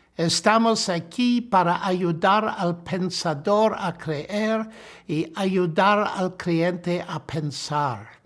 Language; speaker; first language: Spanish; non-native, learner; English